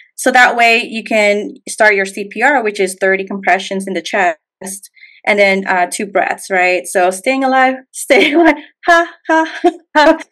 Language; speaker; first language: English; native; English